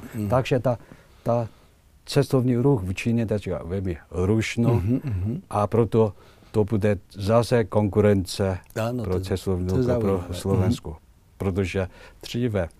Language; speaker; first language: Czech; non-native, fluent; Chinese